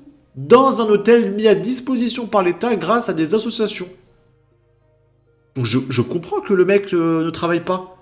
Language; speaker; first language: French; native; French